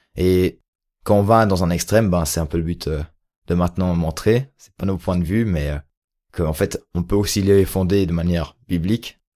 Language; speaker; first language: French; native; French